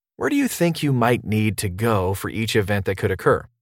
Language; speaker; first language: English; native; English